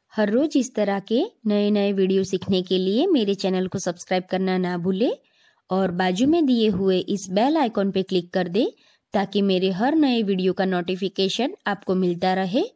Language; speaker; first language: Hindi; non-native, local second language; Gujarati